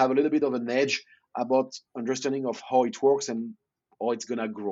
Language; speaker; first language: English; non-native, fluent; French